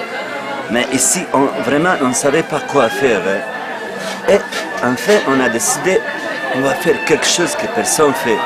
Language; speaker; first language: French; non-native, fluent; Bosnian